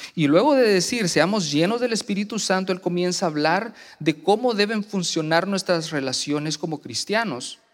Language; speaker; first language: Spanish; native; Spanish